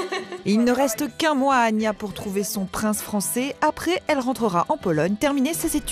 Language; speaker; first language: French; native; French